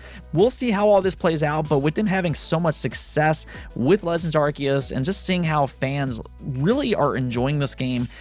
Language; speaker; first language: English; native; English